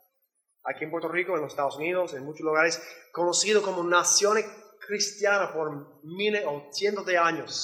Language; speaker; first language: Spanish; non-native, learner; English